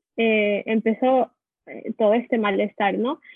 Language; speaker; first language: Spanish; native; Spanish